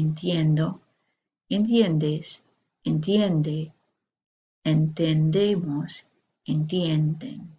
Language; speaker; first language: Spanish; non-native, fluent; English